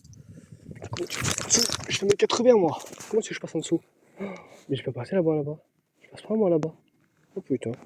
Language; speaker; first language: French; native; French